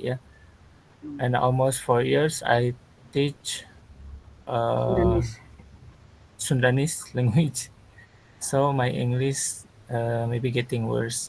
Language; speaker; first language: English; non-native, learner; Sundanese